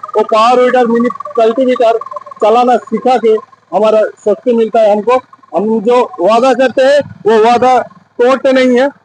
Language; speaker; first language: Hindi; non-native, local second language; Bangla